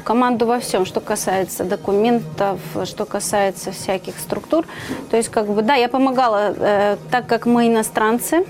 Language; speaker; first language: Russian; native; Russian